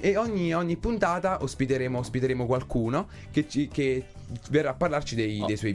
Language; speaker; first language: Italian; native; Italian